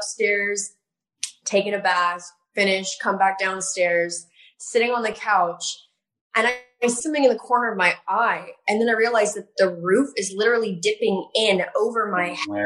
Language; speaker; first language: English; native; English